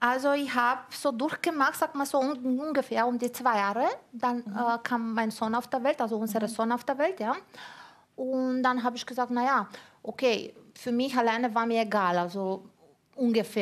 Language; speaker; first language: German; non-native, fluent; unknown